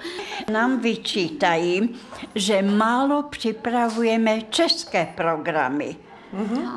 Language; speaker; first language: Czech; non-native, fluent; Russian